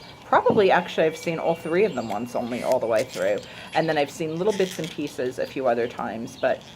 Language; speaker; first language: English; native; English